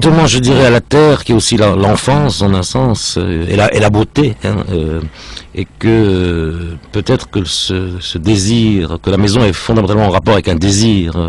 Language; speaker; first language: French; native; French